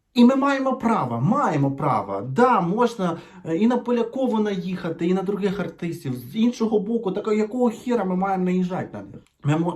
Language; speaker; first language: Ukrainian; native; Ukrainian